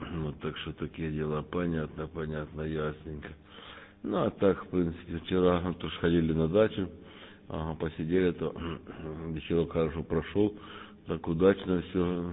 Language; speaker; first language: Russian; native; Russian